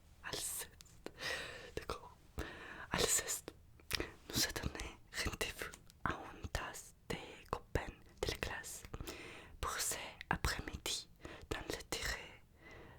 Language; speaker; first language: French; non-native, learner; Russian